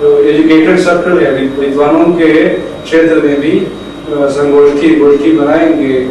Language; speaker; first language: Hindi; non-native, local second language; Telugu